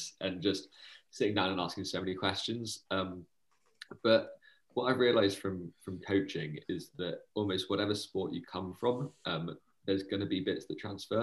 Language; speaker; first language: English; native; English